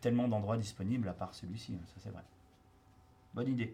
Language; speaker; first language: French; native; French